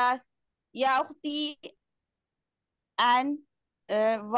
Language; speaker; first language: Arabic; non-native, learner; Urdu